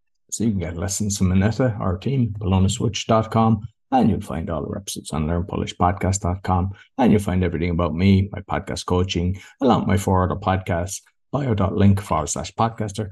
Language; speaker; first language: English; native; English